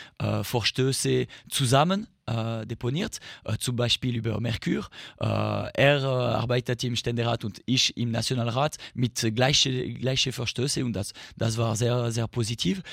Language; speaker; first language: German; non-native, fluent; French